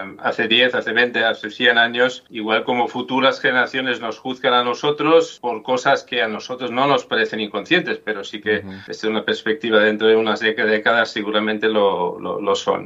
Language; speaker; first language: Spanish; non-native, fluent; German